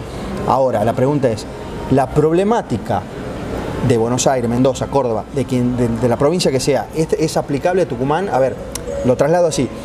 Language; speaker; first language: Spanish; native; Spanish